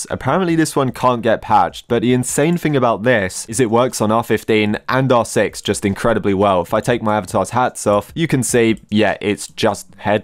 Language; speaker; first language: English; native; English